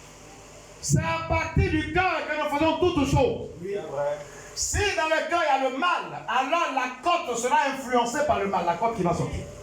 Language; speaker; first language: French; non-native, local second language; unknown